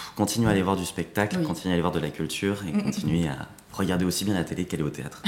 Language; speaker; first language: French; native; French